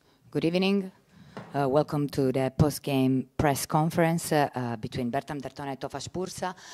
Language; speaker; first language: English; non-native, fluent; Italian